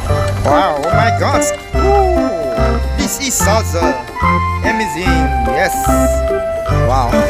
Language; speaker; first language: English; non-native, learner; Indonesian